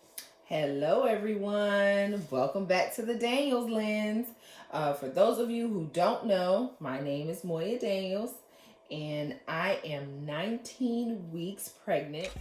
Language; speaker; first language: English; native; English